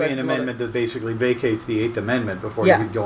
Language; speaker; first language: English; native; English